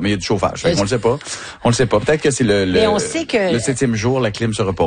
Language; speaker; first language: French; native; French